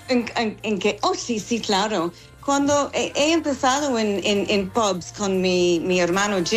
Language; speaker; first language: Spanish; non-native, fluent; English